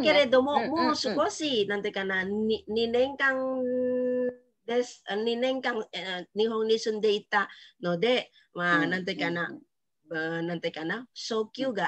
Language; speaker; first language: Japanese; non-native, fluent; Indonesian